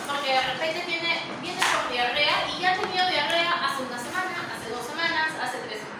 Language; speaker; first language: Spanish; native; Spanish